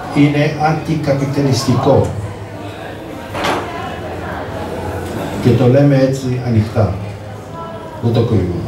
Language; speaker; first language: Greek; early bilingual, heritage; Greek